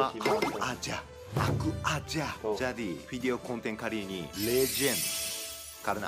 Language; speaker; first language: Indonesian; non-native, fluent; Japanese